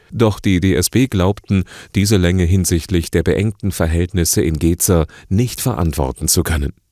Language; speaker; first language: German; native; German